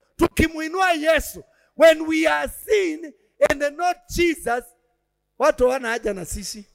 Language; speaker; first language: English; non-native, local second language; Swahili